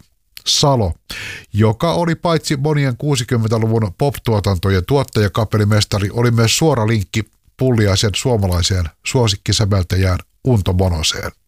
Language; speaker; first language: Finnish; native; Finnish